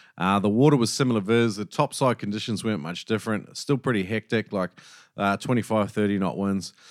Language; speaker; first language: English; native; English